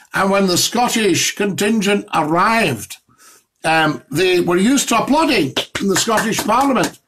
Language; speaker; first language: English; native; English